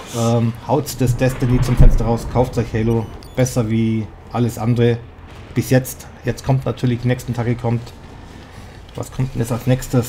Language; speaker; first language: German; native; German